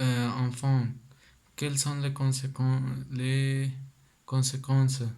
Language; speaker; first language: French; non-native, learner; Spanish